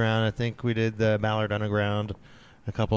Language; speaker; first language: English; non-native, fluent; French